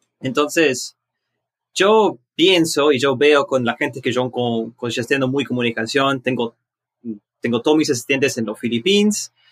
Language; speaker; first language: Spanish; early bilingual, heritage; Spanish